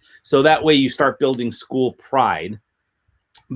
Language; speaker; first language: English; native; English